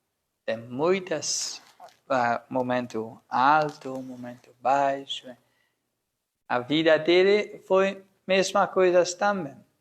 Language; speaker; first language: Portuguese; non-native, learner; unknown